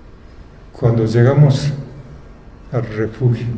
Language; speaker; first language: Spanish; non-native, fluent; Japanese